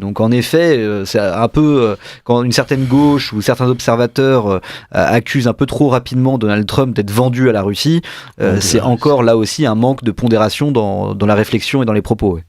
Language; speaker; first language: French; native; French